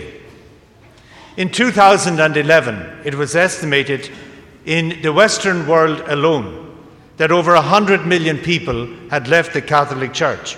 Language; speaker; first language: English; native; English